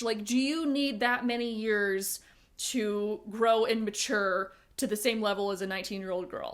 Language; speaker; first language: English; native; English